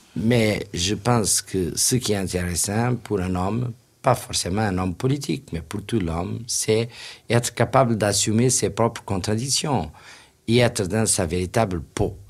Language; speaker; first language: French; non-native, fluent; Portuguese